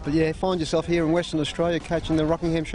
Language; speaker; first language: English; native; English